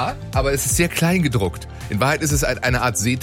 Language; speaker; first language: German; native; German